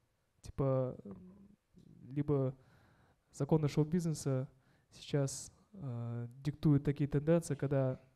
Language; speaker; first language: Russian; non-native, local second language; Kazakh